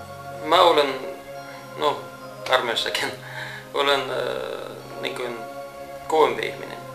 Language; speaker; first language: Finnish; non-native, fluent; Russian